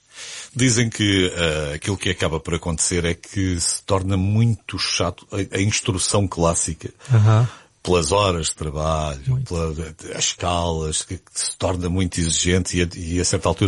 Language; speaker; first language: Portuguese; native; Portuguese